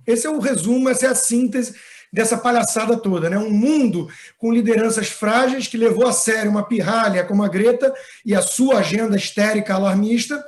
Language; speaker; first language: Portuguese; native; Portuguese